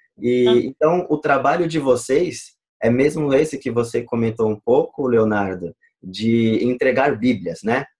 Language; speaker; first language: Portuguese; native; Portuguese